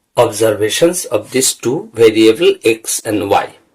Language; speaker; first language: English; non-native, local second language; Bangla